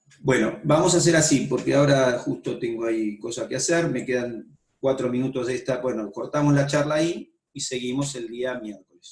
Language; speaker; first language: Spanish; native; Spanish